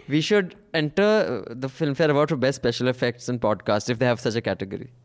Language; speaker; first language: English; non-native, local second language; Punjabi